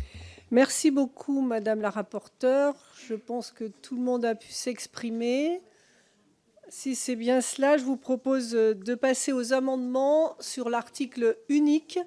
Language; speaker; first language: French; native; French